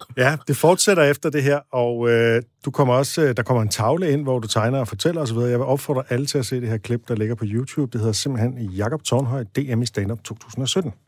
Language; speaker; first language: Danish; native; Danish